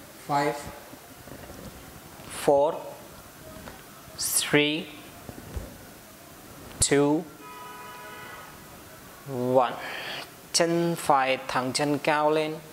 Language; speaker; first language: Vietnamese; non-native, learner; Hindi